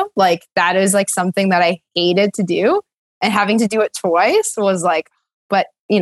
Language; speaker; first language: English; native; English